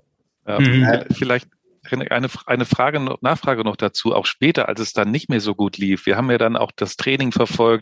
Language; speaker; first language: German; native; German